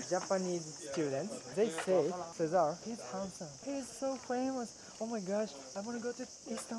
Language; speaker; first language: English; non-native, fluent; Japanese